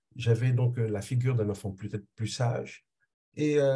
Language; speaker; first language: French; non-native, local second language; Haitian Creole